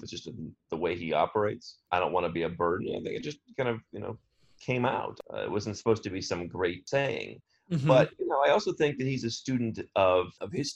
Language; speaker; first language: English; native; English